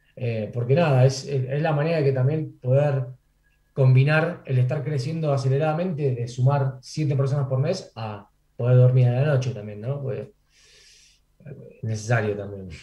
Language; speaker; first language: Spanish; native; Spanish